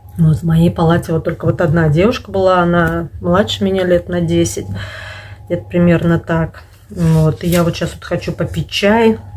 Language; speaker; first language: Russian; native; Russian